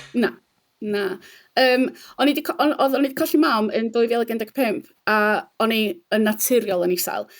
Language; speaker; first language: Welsh; native; Welsh